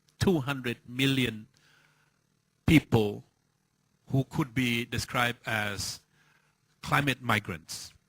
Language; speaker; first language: English; non-native, fluent; Thai